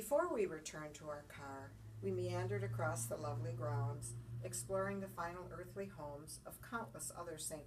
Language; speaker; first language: English; native; English